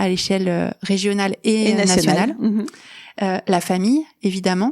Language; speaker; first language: French; native; French